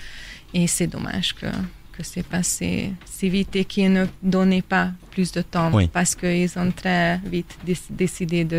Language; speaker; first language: French; non-native, fluent; Hungarian